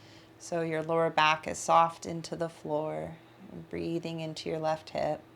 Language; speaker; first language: English; native; English